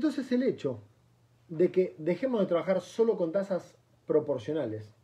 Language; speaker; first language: Spanish; native; Spanish